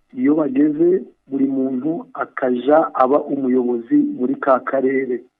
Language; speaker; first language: Kinyarwanda; native; Kinyarwanda